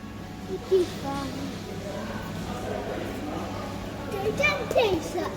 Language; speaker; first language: Dutch; early bilingual, other home language; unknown